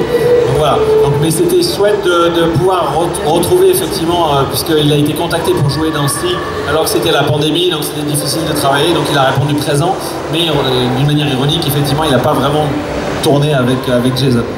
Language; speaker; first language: French; native; French